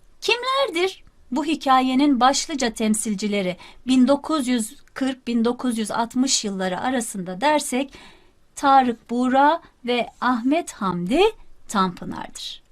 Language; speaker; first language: Turkish; native; Turkish